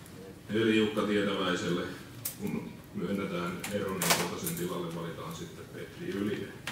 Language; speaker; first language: Finnish; native; Finnish